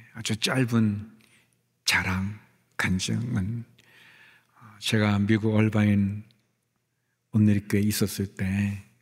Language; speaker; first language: Korean; native; Korean